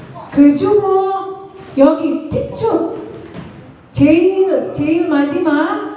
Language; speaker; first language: Korean; native; Korean